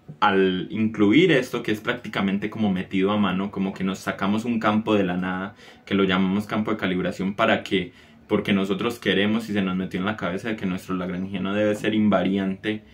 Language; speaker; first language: Spanish; native; Spanish